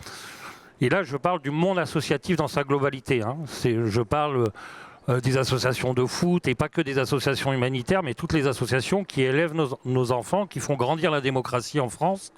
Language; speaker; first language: French; native; French